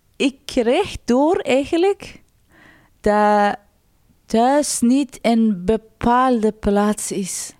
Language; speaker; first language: Dutch; non-native, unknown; Persian